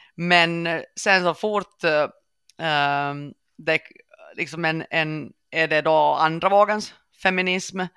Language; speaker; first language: Swedish; native; Swedish